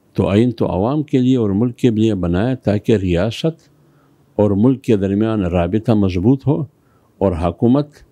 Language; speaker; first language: Urdu; non-native, local second language; Pashto